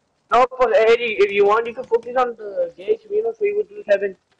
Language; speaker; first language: English; early bilingual, other home language; Spanish